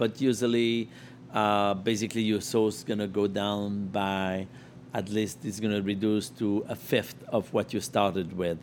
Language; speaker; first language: English; non-native, fluent; French